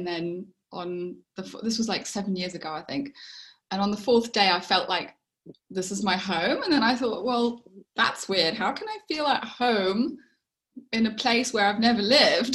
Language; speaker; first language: English; native; English